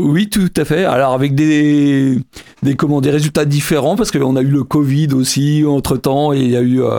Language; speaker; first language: French; native; French